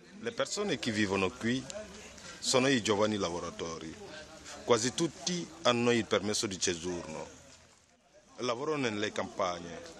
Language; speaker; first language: Italian; non-native, learner; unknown